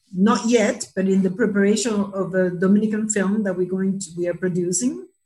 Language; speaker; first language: English; non-native, fluent; Spanish